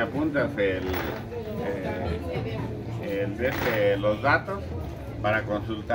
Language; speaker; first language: Spanish; native; Spanish